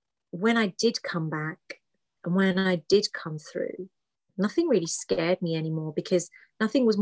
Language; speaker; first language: English; early bilingual, other home language; Greek